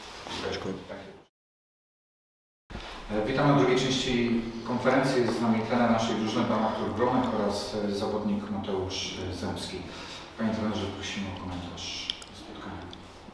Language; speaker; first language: Polish; native; Polish